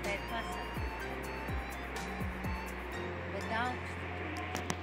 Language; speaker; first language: Latvian; non-native, local second language; Russian